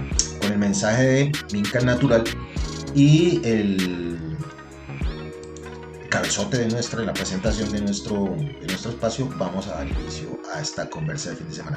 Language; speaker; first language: Spanish; native; Spanish